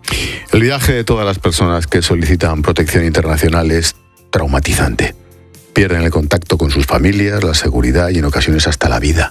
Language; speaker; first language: Spanish; native; Spanish